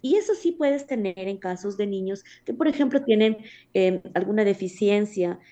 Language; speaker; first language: Spanish; native; Spanish